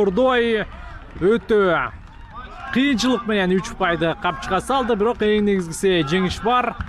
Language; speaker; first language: Kyrgyz; native; Kyrgyz